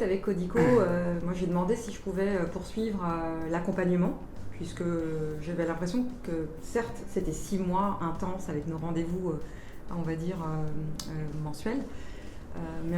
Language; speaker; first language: French; native; French